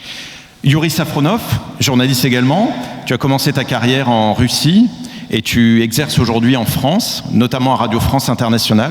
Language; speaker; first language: French; native; French